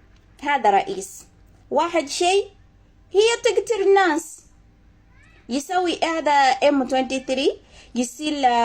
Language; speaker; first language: Arabic; non-native, learner; Ganda